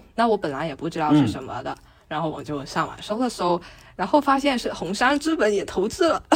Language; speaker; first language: Chinese; non-native, local second language; Cantonese